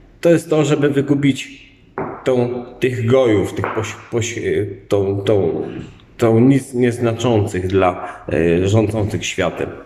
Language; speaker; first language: Polish; native; Polish